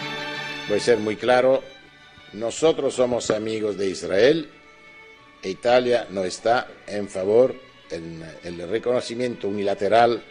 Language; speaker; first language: Spanish; non-native, fluent; Italian